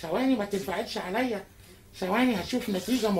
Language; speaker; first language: Arabic; native; Arabic